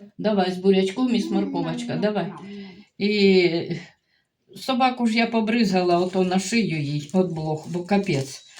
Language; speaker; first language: Ukrainian; native; Ukrainian